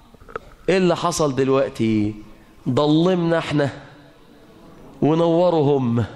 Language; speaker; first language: Arabic; native; Arabic